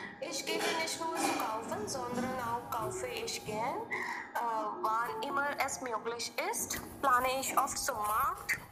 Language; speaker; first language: German; non-native, learner; Hindi